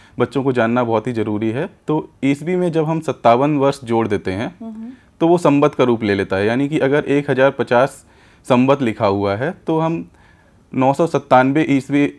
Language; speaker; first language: Hindi; native; Hindi